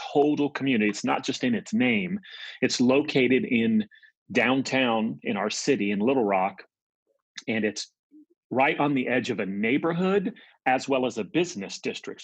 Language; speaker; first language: English; native; English